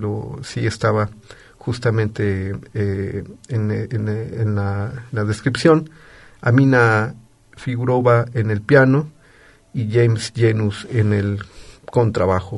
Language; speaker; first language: Spanish; native; Spanish